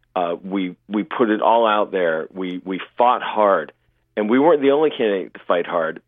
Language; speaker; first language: English; native; English